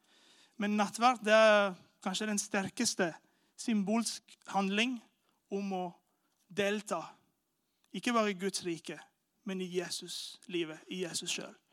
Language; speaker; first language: Norwegian; non-native, fluent; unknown